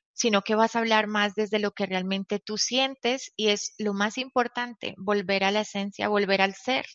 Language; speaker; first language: Spanish; native; Spanish